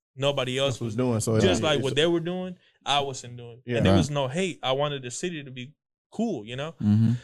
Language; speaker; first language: English; early bilingual, other home language; Spanish